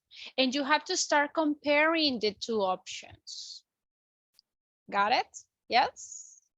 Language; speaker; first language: English; non-native, local second language; Spanish